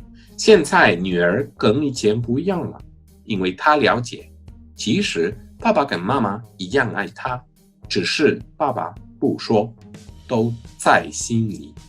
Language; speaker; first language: Chinese; non-native, fluent; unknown